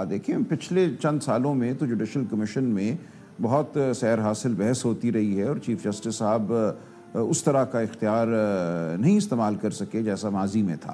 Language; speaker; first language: Urdu; native; Urdu